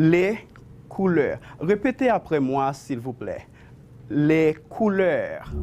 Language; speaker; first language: French; non-native, fluent; Spanish